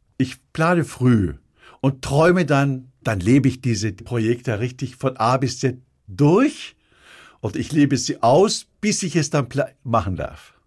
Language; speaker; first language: German; early bilingual, other home language; Turkish